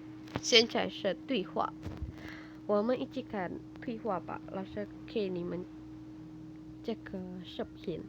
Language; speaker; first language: Chinese; non-native, fluent; Indonesian